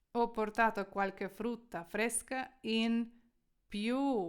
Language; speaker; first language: Italian; non-native, fluent; Ukrainian